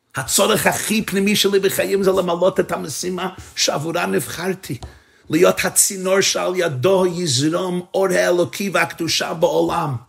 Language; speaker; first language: Hebrew; non-native, fluent; English